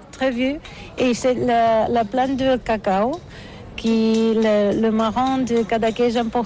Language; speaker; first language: French; non-native, learner; Catalan